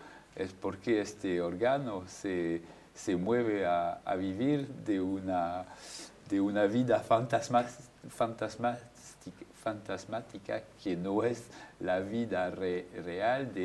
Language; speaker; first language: Spanish; non-native, fluent; French